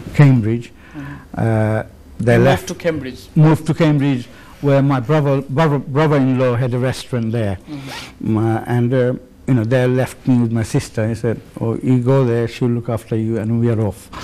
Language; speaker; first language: English; native; English